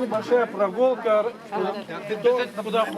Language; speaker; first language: Russian; non-native, local second language; Karachay-Balkar